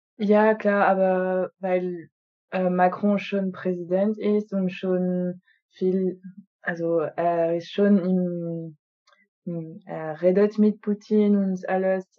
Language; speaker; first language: German; non-native, fluent; French